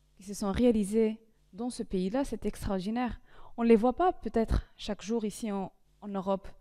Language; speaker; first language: French; non-native, local second language; Arabic